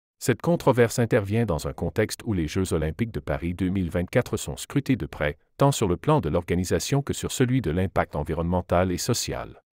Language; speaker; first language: French; native; French